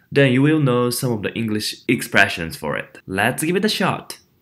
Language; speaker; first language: English; non-native, fluent; Japanese